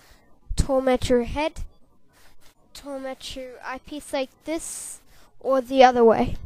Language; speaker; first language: English; native; English